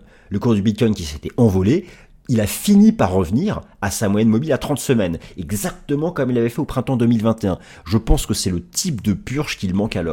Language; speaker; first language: French; native; French